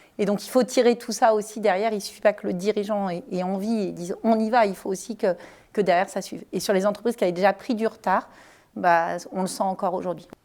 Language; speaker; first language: French; native; French